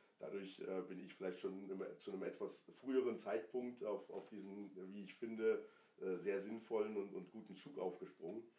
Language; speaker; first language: German; early bilingual, other home language; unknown